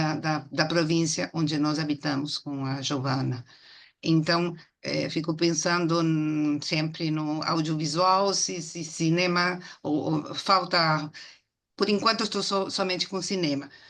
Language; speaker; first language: Portuguese; non-native, fluent; Spanish